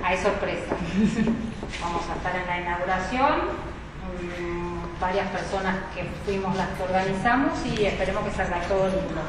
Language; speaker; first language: Spanish; native; Spanish